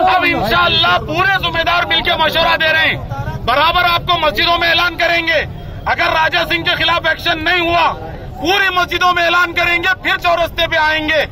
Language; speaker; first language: Hindi; non-native, local second language; Urdu